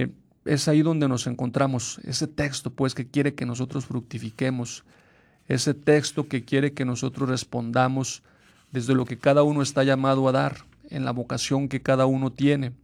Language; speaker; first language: Spanish; native; Spanish